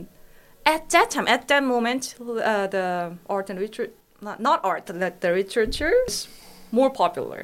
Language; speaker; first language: English; non-native, fluent; Korean